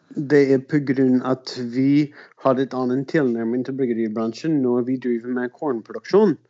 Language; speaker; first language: Norwegian; non-native, fluent; English